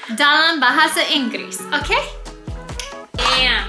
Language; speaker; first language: Indonesian; non-native, learner; English